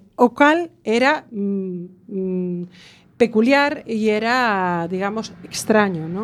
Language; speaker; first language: Spanish; non-native, local second language; Galician